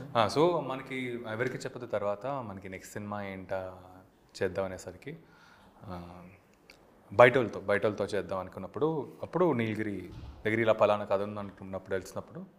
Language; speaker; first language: Telugu; native; Telugu